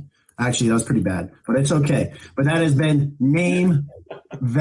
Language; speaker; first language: English; native; English